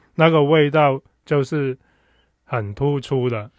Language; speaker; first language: Chinese; non-native, local second language; Cantonese